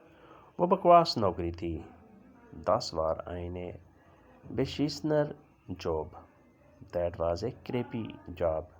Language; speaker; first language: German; non-native, learner; Urdu